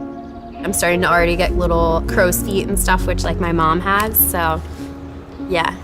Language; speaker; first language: English; native; English